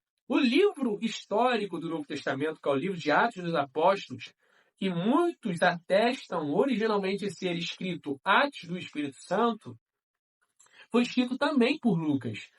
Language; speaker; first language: Portuguese; native; Portuguese